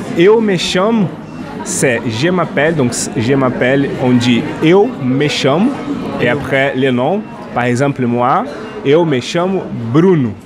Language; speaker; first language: French; native; French